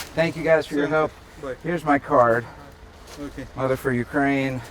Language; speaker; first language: English; native; English